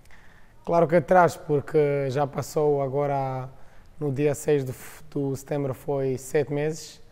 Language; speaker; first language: Portuguese; non-native, fluent; Croatian